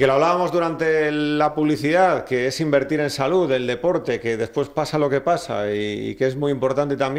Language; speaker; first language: Spanish; native; Spanish